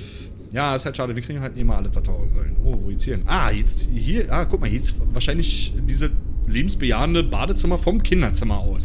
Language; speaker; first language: German; native; German